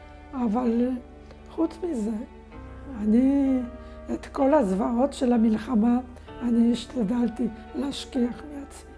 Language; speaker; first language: Hebrew; non-native, fluent; Polish